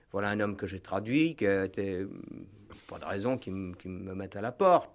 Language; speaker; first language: French; native; French